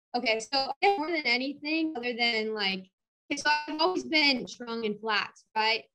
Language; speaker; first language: English; native; English